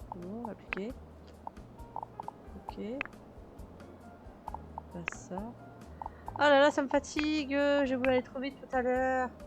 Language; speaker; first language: French; native; French